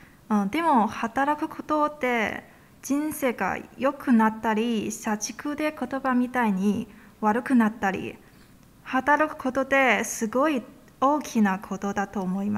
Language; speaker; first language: Japanese; non-native, fluent; Chinese